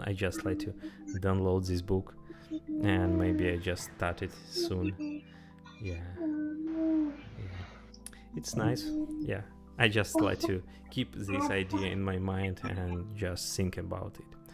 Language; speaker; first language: English; non-native, learner; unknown